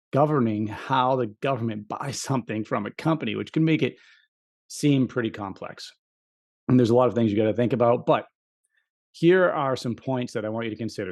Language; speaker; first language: English; native; English